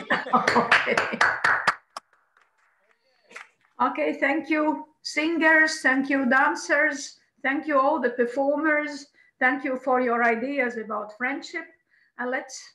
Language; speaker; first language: English; non-native, fluent; Croatian